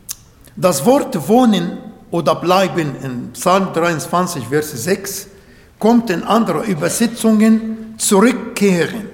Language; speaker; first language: German; non-native, learner; Arabic